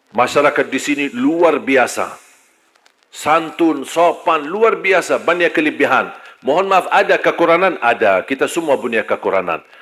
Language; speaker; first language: Malay; non-native, fluent; Arabic